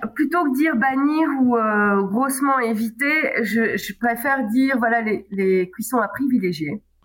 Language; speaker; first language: French; native; French